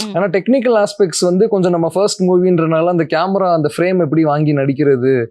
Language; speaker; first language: Tamil; native; Tamil